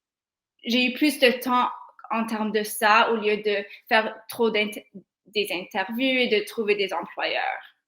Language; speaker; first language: French; non-native, local second language; English